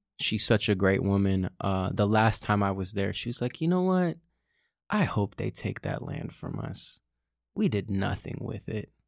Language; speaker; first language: English; early bilingual, other home language; Russian